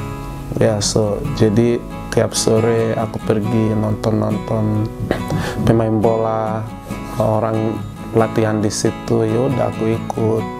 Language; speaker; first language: Indonesian; non-native, fluent; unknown